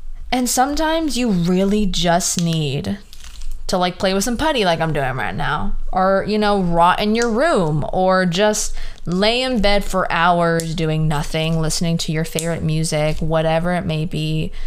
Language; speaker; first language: English; early bilingual, other home language; Spanish